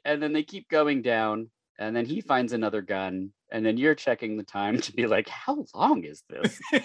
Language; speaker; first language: English; native; English